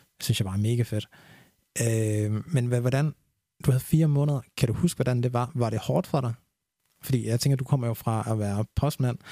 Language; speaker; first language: Danish; early bilingual, other home language; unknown